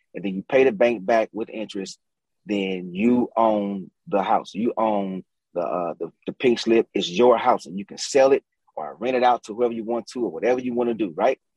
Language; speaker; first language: English; native; English